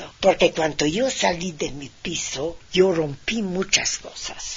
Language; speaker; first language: Spanish; non-native, fluent; Hungarian